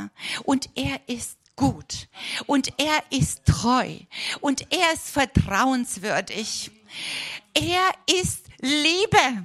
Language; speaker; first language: German; non-native, fluent; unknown